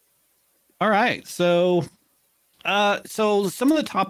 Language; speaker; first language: English; native; English